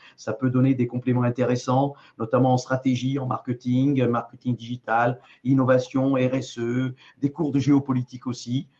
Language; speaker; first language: French; native; French